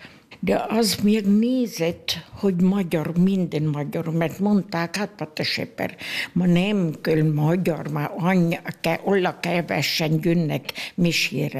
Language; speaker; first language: Hungarian; early bilingual, heritage; Hungarian